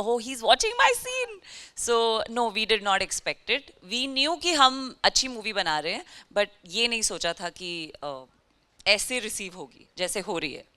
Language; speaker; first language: Hindi; native; Hindi